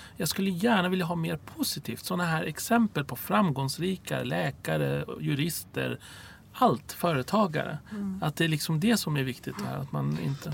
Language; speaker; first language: Swedish; early bilingual, other home language; Arabic